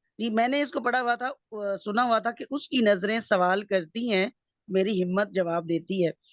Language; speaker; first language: Urdu; non-native, local second language; Punjabi